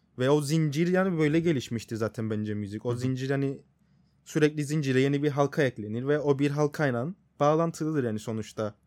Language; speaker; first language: Turkish; native; Turkish